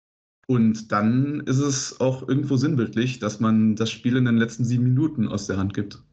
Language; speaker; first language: German; native; German